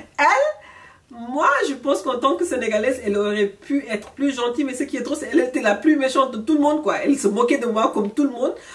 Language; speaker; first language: French; non-native, local second language; Wolof